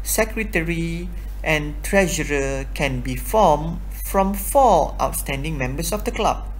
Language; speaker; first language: English; non-native, local second language; Malay